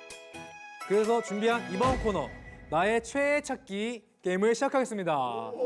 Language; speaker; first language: Korean; native; Korean